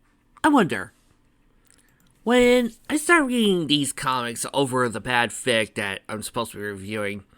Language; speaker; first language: English; native; English